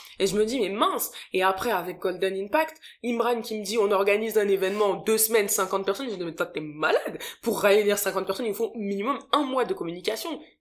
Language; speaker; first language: French; native; French